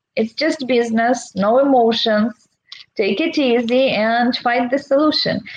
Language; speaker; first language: English; non-native, fluent; Russian